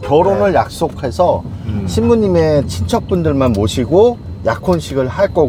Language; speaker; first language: Korean; native; Korean